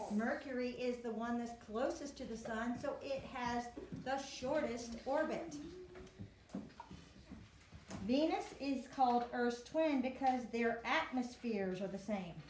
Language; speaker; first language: English; native; English